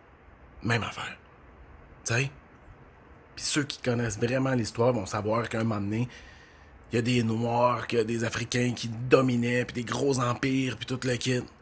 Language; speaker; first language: French; native; French